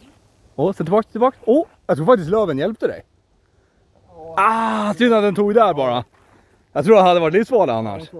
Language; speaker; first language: Swedish; native; Swedish